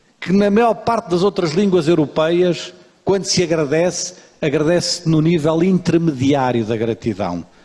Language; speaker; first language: Portuguese; native; Portuguese